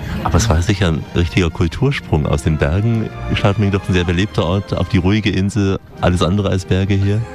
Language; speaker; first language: German; native; German